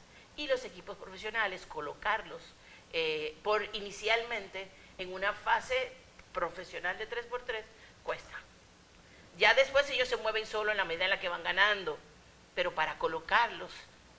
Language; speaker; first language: Spanish; native; Spanish